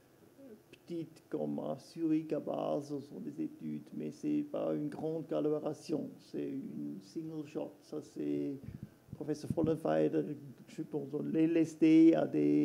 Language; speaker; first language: French; non-native, local second language; German